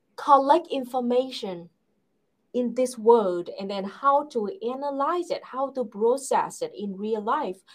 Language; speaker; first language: English; non-native, fluent; Vietnamese